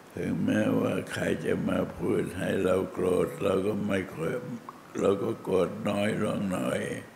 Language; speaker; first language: Thai; native; Thai